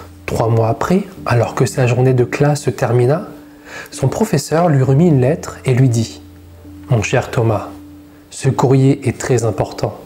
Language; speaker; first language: French; native; French